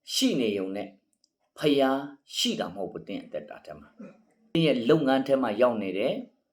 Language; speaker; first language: Burmese; non-native, local second language; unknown